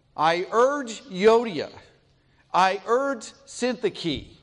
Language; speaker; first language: English; native; English